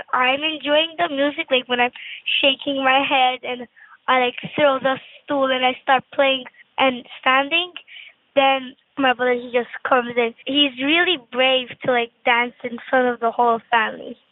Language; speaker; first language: English; non-native, fluent; Turkish